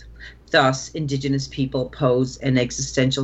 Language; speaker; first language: English; native; English